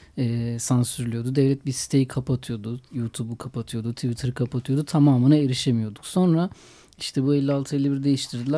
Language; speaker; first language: Turkish; native; Turkish